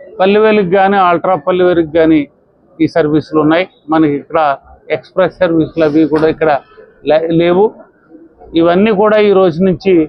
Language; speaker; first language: Telugu; native; Telugu